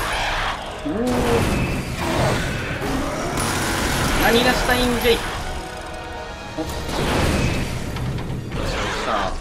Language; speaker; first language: Japanese; native; Japanese